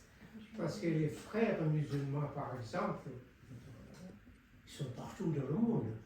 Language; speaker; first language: French; non-native, local second language; Comorian